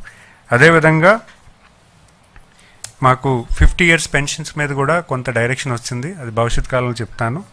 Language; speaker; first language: Telugu; native; Telugu